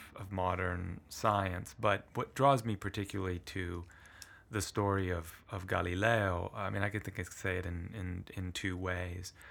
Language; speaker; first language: English; early bilingual, other home language; Italian